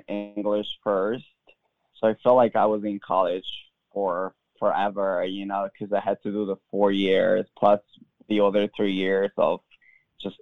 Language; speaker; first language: English; non-native, fluent; Spanish